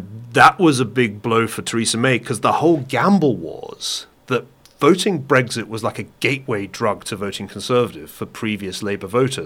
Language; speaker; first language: English; native; English